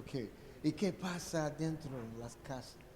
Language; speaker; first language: Spanish; non-native, learner; English